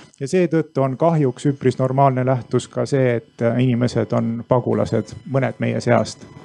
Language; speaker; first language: Estonian; native; Estonian